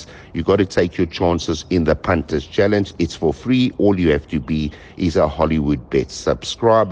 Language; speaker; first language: English; native; English